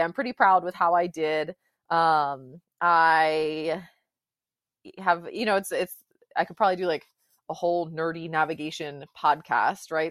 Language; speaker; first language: English; native; English